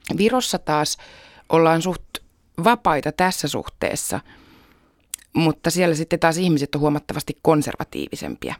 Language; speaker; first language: Finnish; native; Finnish